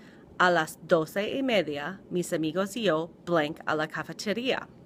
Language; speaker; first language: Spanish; non-native, fluent; English